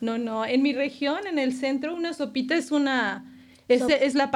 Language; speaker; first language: Spanish; native; Spanish